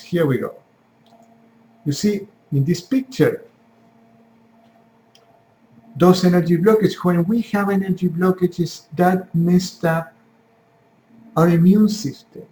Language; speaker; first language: English; non-native, fluent; Spanish